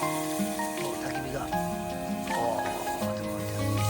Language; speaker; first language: Japanese; native; Japanese